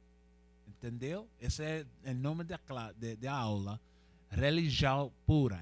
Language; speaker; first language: Portuguese; non-native, learner; Spanish